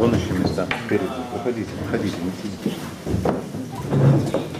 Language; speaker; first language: Russian; non-native, fluent; Portuguese